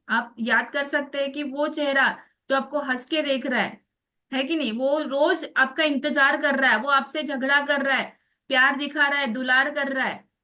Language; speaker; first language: Hindi; non-native, local second language; Marathi